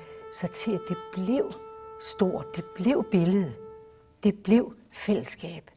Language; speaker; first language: Danish; native; Danish